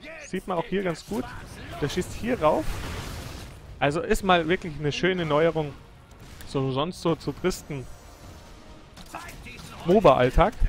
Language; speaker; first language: German; native; German